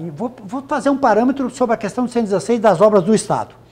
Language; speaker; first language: Portuguese; native; Portuguese